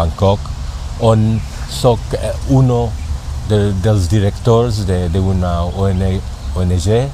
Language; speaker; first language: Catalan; non-native, learner; Thai